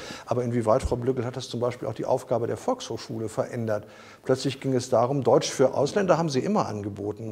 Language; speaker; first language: German; native; German